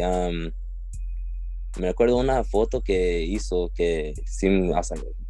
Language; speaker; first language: Spanish; early bilingual, heritage; Spanish